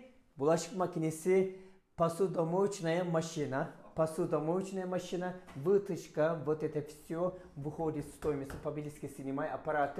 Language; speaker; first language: Russian; non-native, fluent; Turkish